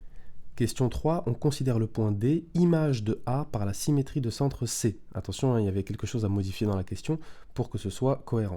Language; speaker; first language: French; native; French